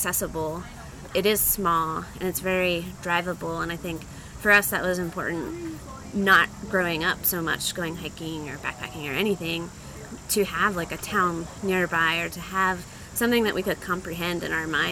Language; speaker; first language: English; native; English